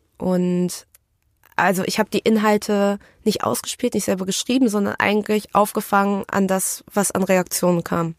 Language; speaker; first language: German; early bilingual, other home language; Vietnamese